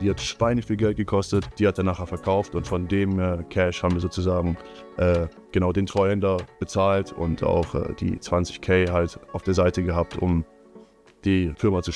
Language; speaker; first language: German; native; German